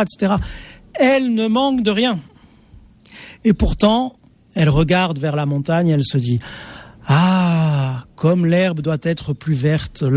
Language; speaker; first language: French; native; French